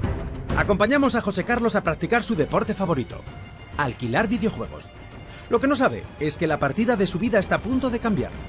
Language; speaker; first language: Spanish; native; Spanish